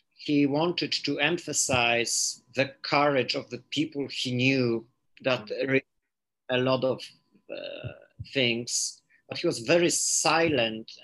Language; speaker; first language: English; non-native, fluent; Polish